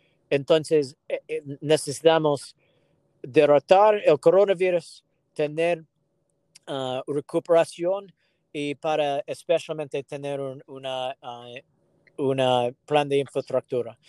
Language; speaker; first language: Spanish; non-native, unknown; English